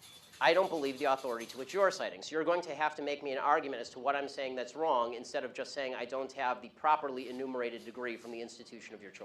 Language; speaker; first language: English; native; English